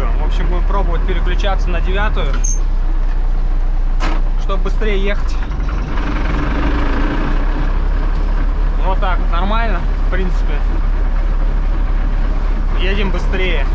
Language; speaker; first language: Russian; native; Russian